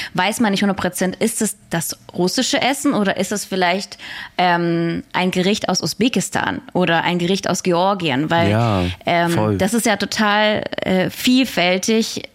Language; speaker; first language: German; early bilingual, other home language; Russian